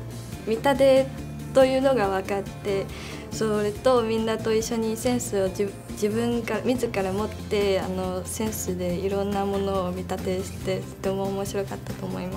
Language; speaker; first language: Japanese; non-native, fluent; Chinese